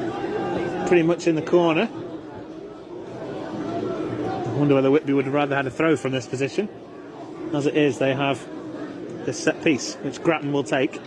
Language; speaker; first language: English; native; English